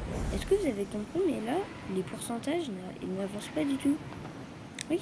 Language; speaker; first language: French; native; French